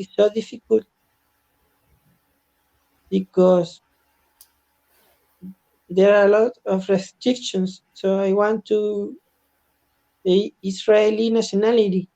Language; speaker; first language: English; non-native, learner; Spanish